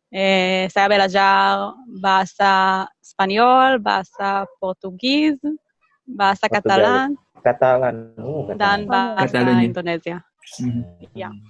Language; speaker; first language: Indonesian; non-native, learner; Hebrew